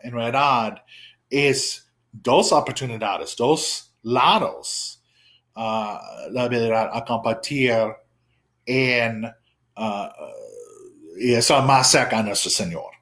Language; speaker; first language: Spanish; non-native, fluent; English